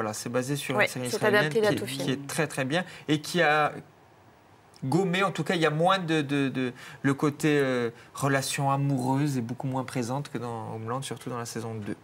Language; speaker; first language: French; native; French